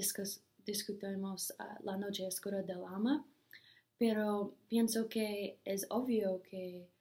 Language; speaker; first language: Spanish; non-native, learner; English